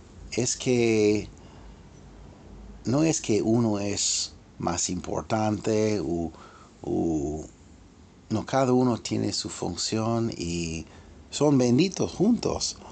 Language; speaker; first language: Spanish; non-native, fluent; English